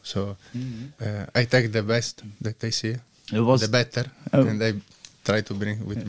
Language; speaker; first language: English; non-native, learner; Italian